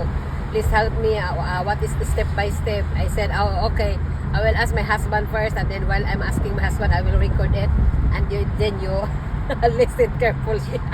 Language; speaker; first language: English; non-native, local second language; Cebuano